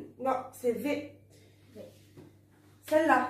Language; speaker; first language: French; native; French